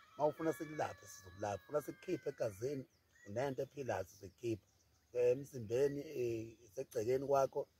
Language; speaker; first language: Zulu; native; Zulu